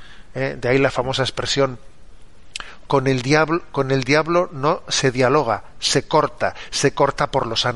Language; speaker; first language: Spanish; native; Spanish